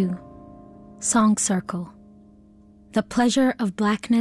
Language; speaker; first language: English; non-native, local second language; Hausa